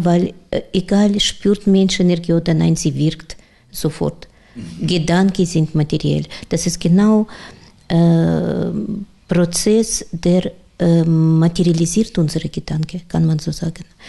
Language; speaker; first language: German; non-native, learner; Russian